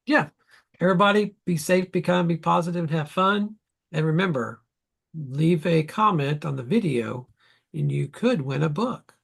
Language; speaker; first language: English; native; English